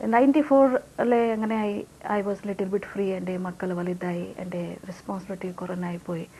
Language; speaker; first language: Malayalam; non-native, local second language; Hindi